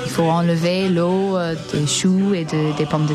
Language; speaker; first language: French; non-native, fluent; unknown